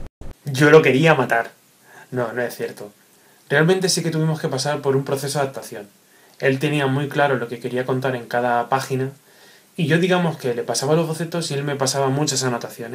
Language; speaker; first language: Spanish; native; Spanish